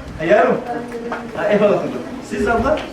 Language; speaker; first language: Turkish; native; Turkish